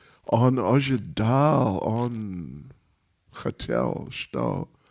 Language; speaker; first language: Russian; non-native, learner; English